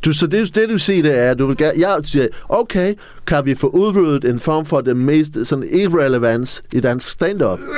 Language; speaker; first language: Danish; non-native, fluent; English